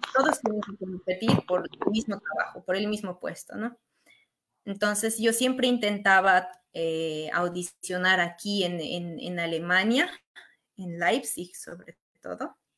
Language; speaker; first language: Spanish; native; Spanish